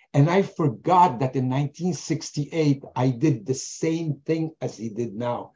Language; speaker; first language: English; non-native, fluent; German